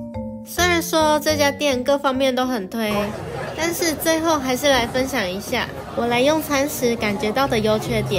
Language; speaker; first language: Chinese; native; Chinese